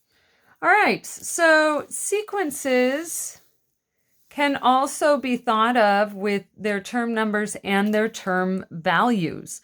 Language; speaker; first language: English; native; English